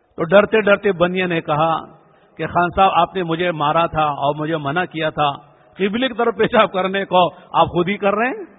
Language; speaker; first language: Urdu; native; Urdu